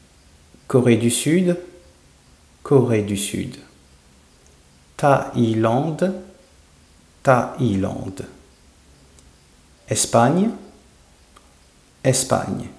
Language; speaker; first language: French; non-native, fluent; English